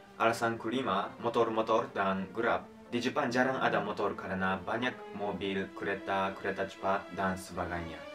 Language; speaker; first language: Indonesian; non-native, learner; Japanese